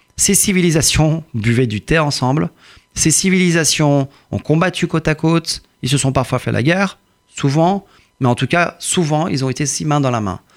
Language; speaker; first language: French; early bilingual, other home language; Persian